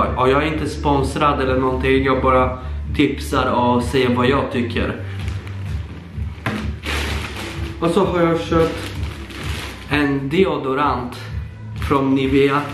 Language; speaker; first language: Swedish; early bilingual, other home language; Polish